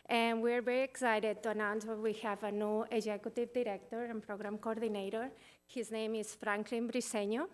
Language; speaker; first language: English; non-native, fluent; Spanish